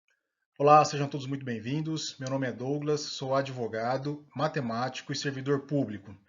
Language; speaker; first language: Portuguese; native; Portuguese